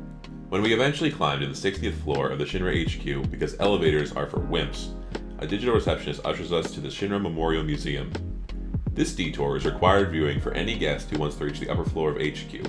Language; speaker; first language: English; native; English